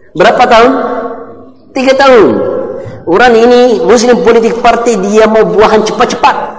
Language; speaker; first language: Malay; non-native, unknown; Arabic